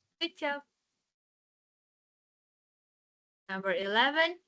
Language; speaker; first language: English; non-native, fluent; Indonesian